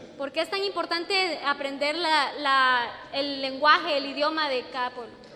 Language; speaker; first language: Spanish; non-native, fluent; English